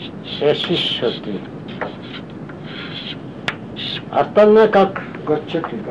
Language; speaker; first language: Russian; non-native, learner; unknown